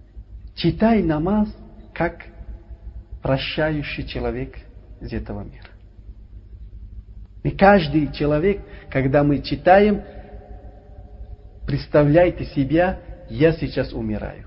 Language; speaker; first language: Russian; non-native, learner; Uzbek